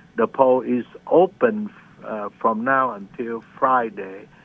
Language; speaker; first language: English; non-native, learner; Vietnamese